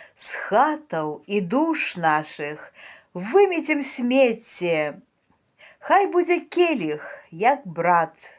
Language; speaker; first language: Belarusian; native; Belarusian